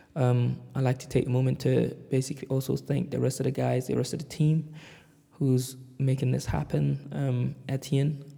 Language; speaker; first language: English; native; English